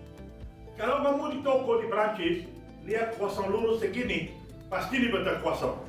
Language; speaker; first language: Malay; non-native, fluent; French